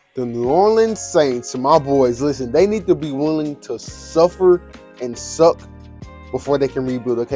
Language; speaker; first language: English; native; English